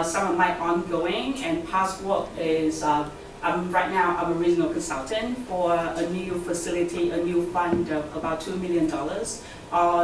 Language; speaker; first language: English; non-native, fluent; Vietnamese